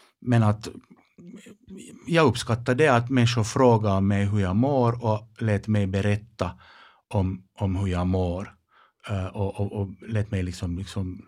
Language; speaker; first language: Swedish; non-native, local second language; Finnish